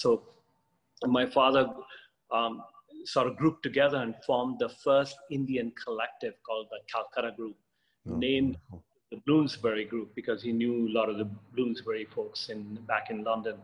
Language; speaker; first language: English; non-native, local second language; Bangla